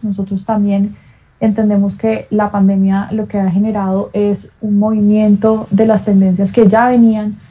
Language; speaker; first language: Spanish; native; Spanish